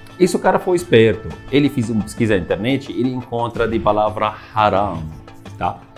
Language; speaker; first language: Portuguese; non-native, learner; Arabic